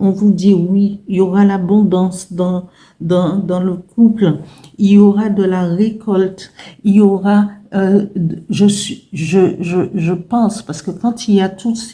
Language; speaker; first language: French; native; French